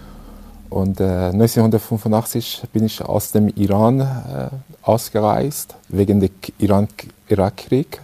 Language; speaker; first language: German; non-native, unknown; Persian